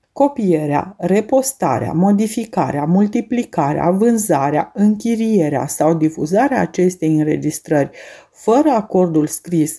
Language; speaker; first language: Romanian; native; Romanian